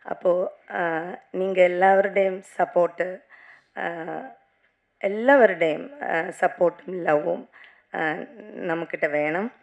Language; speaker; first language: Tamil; non-native, learner; Malayalam